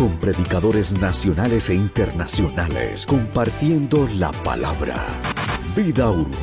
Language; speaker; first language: Spanish; native; Spanish